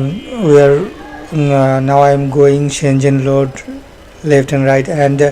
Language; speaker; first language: English; non-native, learner; Bangla